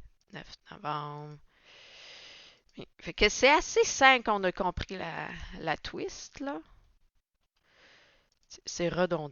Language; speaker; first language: French; native; French